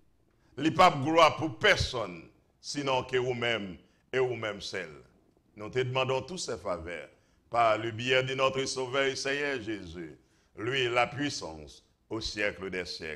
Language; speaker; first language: French; non-native, local second language; Haitian Creole